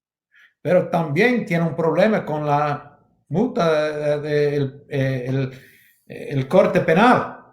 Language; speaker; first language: Spanish; non-native, learner; English